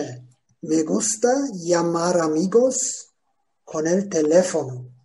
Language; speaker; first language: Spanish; non-native, fluent; Turkish